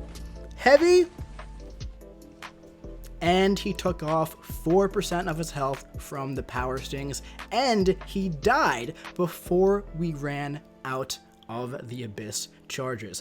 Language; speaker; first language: English; native; English